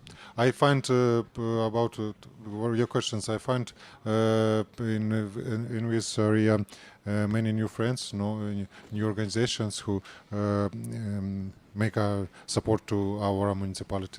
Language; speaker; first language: English; non-native, learner; Ukrainian